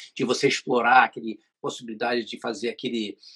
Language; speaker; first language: Portuguese; non-native, fluent; English